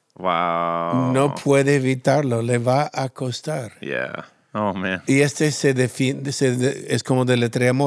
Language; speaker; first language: Spanish; non-native, fluent; English